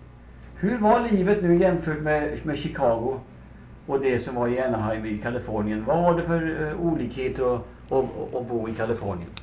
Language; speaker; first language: Swedish; native; Swedish